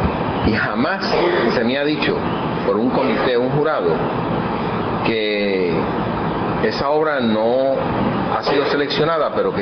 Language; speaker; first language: Spanish; native; Spanish